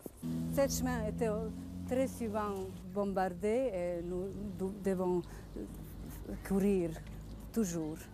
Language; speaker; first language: French; non-native, learner; Bosnian